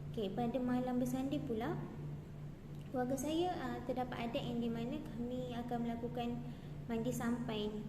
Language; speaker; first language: Malay; native; Malay